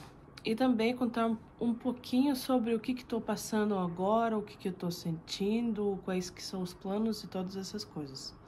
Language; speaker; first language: Portuguese; non-native, fluent; Russian